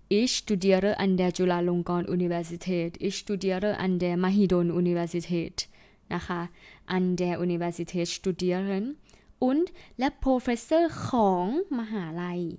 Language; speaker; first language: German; non-native, fluent; Thai